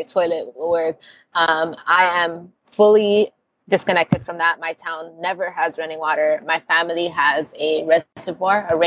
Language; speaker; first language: English; early bilingual, other home language; Spanish